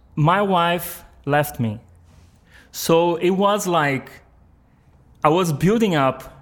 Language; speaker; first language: English; non-native, fluent; Portuguese